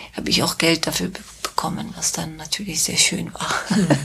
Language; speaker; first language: German; non-native, fluent; Persian